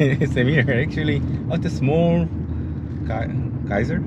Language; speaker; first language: English; non-native, learner; Korean